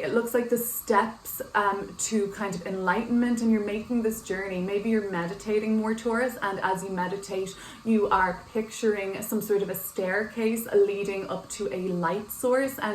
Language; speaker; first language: English; native; English